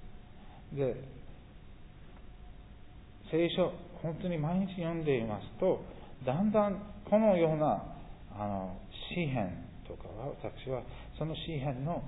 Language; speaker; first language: Japanese; non-native, fluent; English